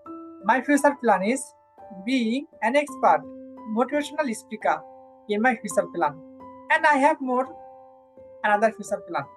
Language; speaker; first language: English; non-native, learner; Bangla